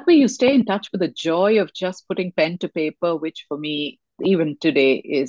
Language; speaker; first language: English; non-native, local second language; Tamil